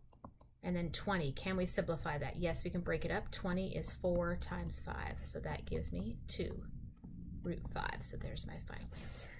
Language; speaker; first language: English; native; English